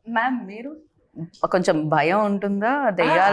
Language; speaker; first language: Telugu; native; Telugu